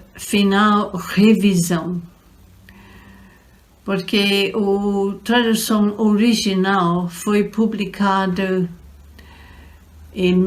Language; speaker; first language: Portuguese; non-native, fluent; English